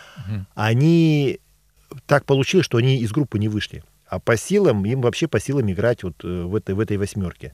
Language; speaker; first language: Russian; native; Russian